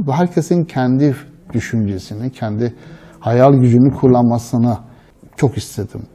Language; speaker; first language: Turkish; non-native, fluent; Persian